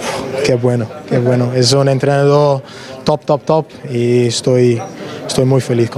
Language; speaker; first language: Spanish; non-native, learner; English